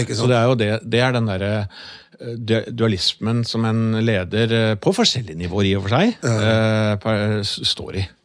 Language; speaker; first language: Norwegian; native; Norwegian